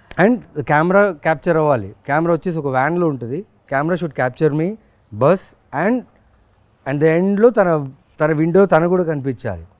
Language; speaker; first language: Telugu; native; Telugu